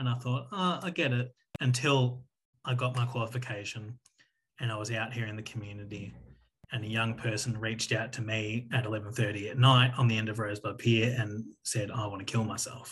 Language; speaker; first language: English; native; English